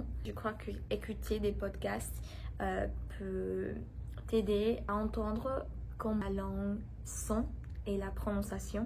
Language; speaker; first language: French; non-native, learner; English